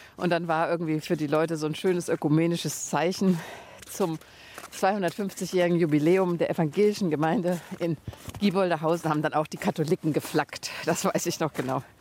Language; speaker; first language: German; native; German